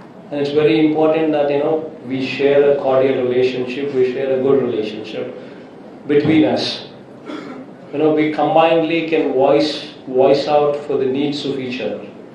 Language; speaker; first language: English; non-native, local second language; Telugu